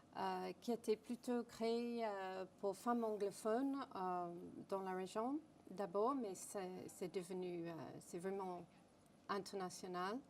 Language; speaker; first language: French; non-native, fluent; English